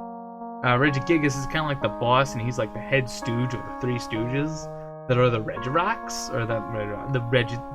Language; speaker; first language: English; native; English